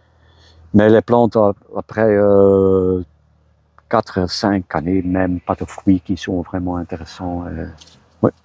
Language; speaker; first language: French; non-native, local second language; Dutch